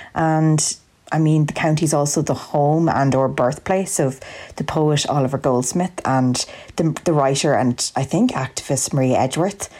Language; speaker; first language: English; native; English